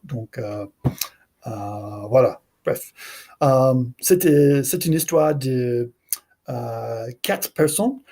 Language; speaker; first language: French; non-native, learner; English